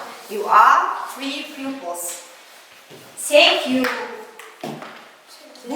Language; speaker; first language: English; non-native, learner; Kazakh